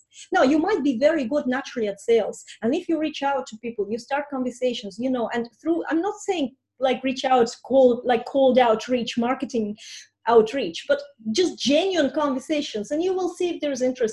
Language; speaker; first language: English; non-native, fluent; Russian